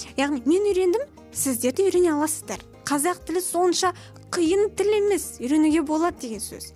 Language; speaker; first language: Kazakh; non-native, local second language; Russian